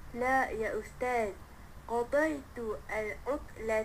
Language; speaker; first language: Arabic; non-native, learner; Malay